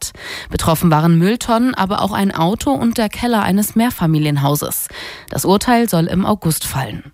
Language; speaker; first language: German; native; German